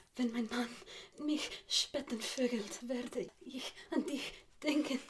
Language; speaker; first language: German; non-native, learner; English